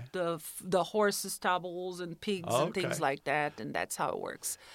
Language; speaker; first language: English; non-native, fluent; Portuguese